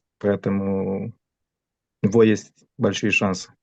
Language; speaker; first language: Russian; non-native, fluent; Romanian